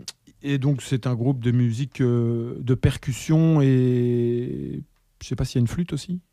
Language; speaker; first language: French; native; French